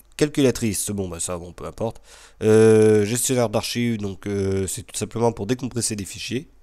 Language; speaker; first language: French; native; French